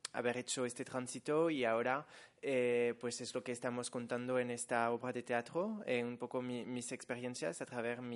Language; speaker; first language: Spanish; non-native, fluent; French